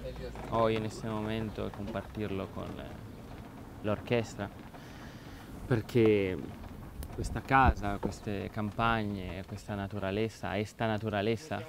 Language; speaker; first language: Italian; non-native, learner; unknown